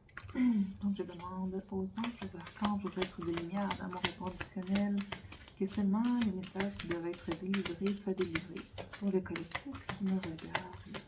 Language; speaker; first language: French; native; French